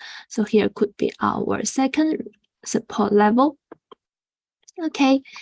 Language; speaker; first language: English; non-native, fluent; Chinese